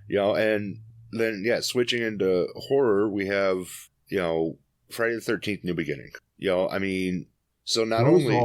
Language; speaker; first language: English; native; English